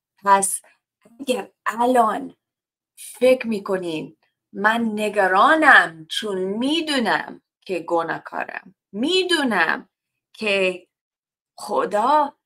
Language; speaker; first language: Persian; non-native, learner; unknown